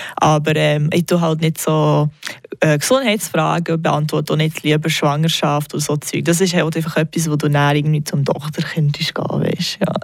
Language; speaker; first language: German; non-native, local second language; English